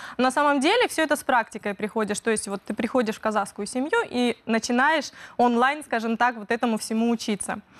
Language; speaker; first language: Russian; native; Russian